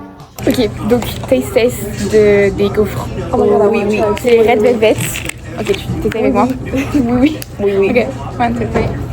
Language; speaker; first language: French; native; French